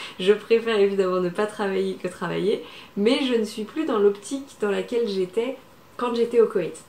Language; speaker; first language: French; native; French